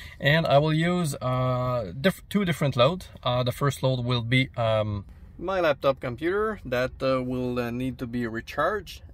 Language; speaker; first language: English; non-native, local second language; French